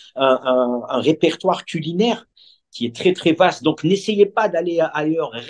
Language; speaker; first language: French; non-native, local second language; Arabic